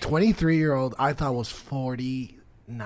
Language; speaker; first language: English; native; English